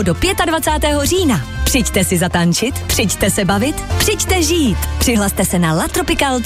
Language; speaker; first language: Czech; native; Czech